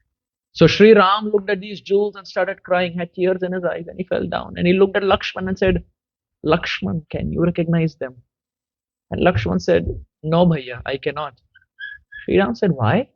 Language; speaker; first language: English; non-native, local second language; Hindi